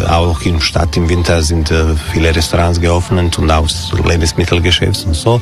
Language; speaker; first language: German; non-native, learner; Croatian